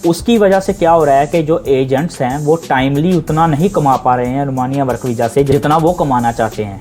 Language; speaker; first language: Hindi; non-native, local second language; Punjabi